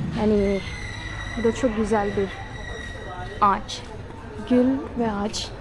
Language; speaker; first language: Turkish; non-native, fluent; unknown